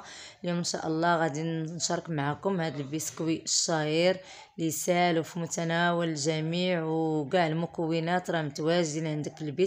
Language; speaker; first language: Arabic; native; Arabic